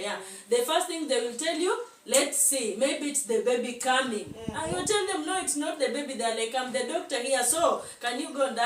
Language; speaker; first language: English; non-native, local second language; Swahili